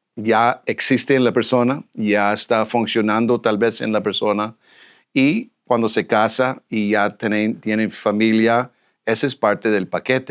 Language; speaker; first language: Spanish; non-native, fluent; English